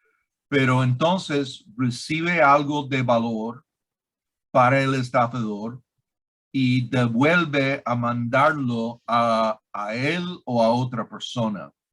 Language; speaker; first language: Spanish; non-native, fluent; English